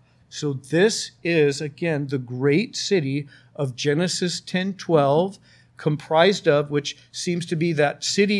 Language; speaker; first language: English; native; English